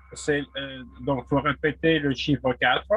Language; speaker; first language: French; non-native, fluent; Russian